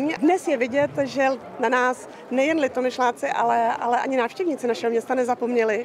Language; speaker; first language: Czech; native; Czech